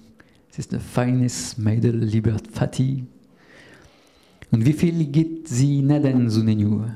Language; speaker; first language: German; non-native, learner; French